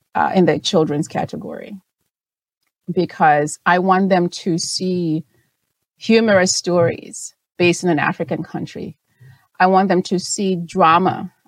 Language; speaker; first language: English; non-native, local second language; Shona